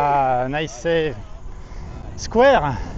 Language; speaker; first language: English; non-native, learner; French